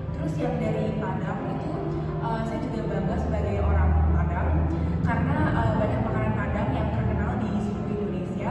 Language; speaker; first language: Indonesian; native; Indonesian